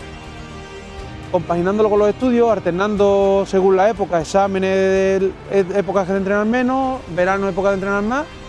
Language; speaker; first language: Spanish; native; Spanish